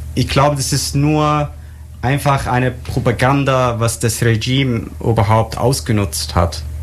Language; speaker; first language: German; non-native, fluent; Arabic